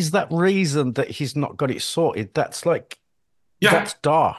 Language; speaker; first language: English; native; English